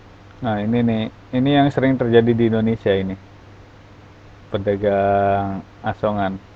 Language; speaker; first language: Indonesian; native; Indonesian